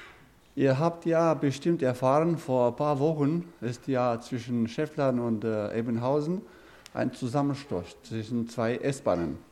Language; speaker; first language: German; non-native, fluent; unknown